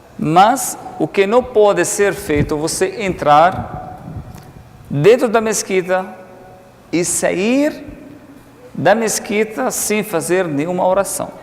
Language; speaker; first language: Portuguese; non-native, fluent; Arabic